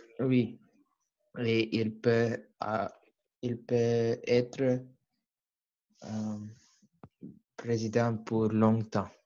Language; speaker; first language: French; non-native, learner; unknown